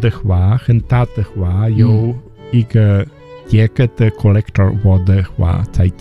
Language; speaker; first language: Chinese; non-native, learner; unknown